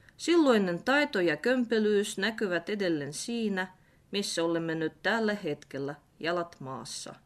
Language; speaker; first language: Finnish; non-native, fluent; Russian